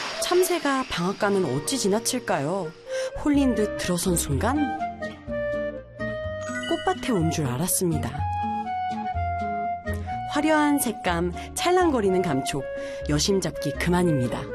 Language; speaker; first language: Korean; native; Korean